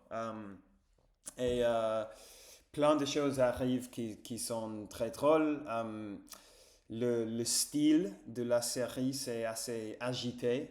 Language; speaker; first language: French; non-native, fluent; English